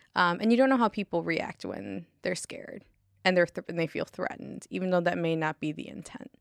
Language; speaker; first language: English; native; English